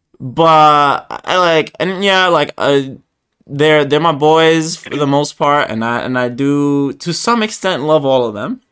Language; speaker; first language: English; early bilingual, other home language; Spanish